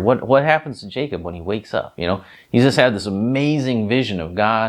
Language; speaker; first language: English; native; English